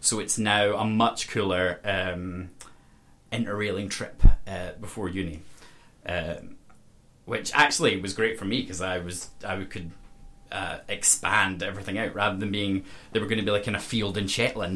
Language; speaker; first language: English; native; English